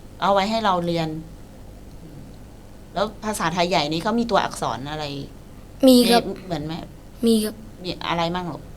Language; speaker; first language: Thai; native; Thai